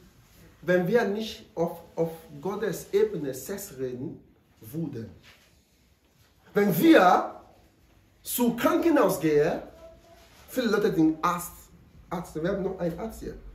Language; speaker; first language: German; non-native, learner; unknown